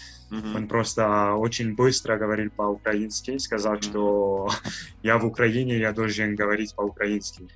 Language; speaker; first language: Russian; non-native, fluent; Italian